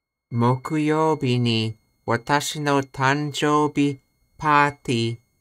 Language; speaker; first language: Japanese; non-native, learner; English